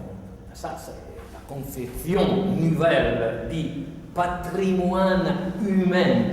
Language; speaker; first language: French; non-native, fluent; Italian